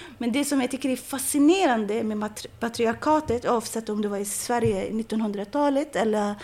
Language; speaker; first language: Swedish; non-native, fluent; Arabic